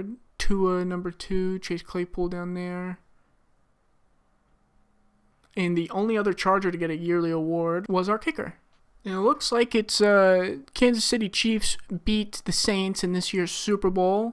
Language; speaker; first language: English; native; English